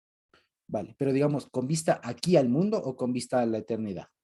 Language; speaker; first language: Spanish; native; Spanish